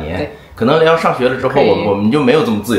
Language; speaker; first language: Chinese; native; Chinese